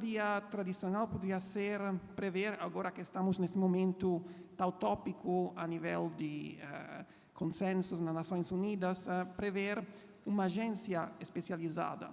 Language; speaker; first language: Portuguese; non-native, fluent; Italian